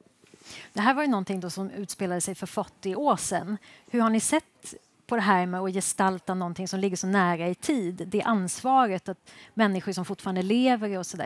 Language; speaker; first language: Swedish; native; Swedish